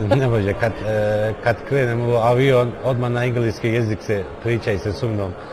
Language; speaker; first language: Bosnian; early bilingual, heritage; Bosnian